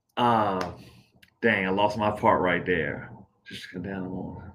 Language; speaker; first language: English; native; English